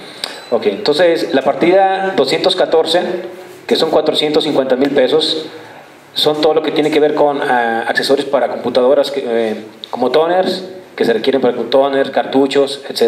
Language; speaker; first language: Spanish; native; Spanish